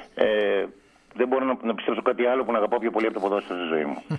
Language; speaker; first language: Greek; native; Greek